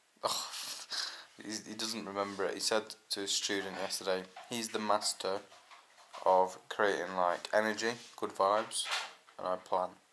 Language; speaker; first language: English; native; English